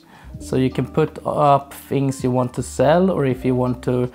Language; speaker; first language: English; non-native, fluent; Swedish